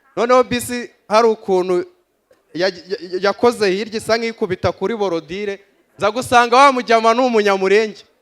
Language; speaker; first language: Kinyarwanda; native; Kinyarwanda